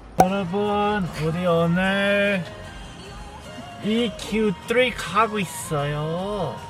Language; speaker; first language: Korean; non-native, learner; English